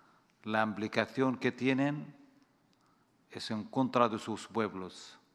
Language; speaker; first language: Spanish; non-native, fluent; Arabic